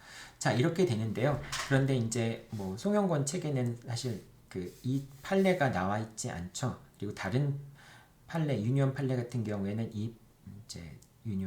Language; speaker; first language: Korean; native; Korean